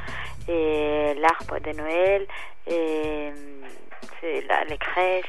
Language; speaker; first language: French; non-native, learner; Spanish